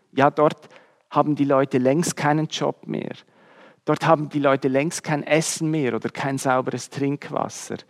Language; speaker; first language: German; native; German